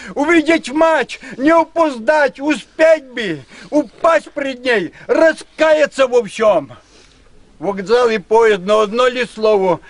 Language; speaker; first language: Russian; non-native, local second language; Ukrainian